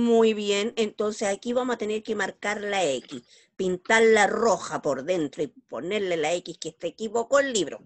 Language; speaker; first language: Spanish; native; Spanish